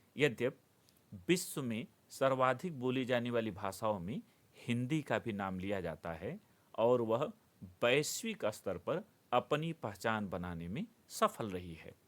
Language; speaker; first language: Hindi; native; Hindi